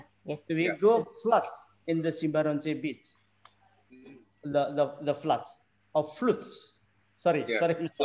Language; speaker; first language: English; non-native, learner; Indonesian